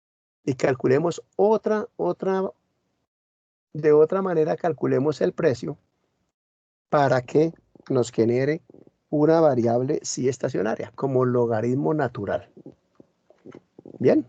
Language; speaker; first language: Spanish; native; Spanish